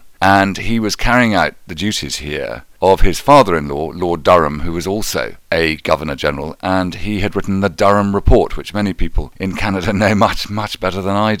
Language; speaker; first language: English; native; English